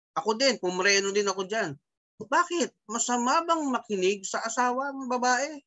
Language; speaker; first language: Filipino; native; Filipino